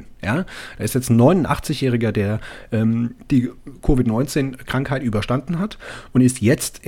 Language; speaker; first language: German; native; German